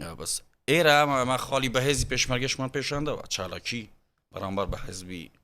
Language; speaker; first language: Central Kurdish; non-native, local second language; Kurdish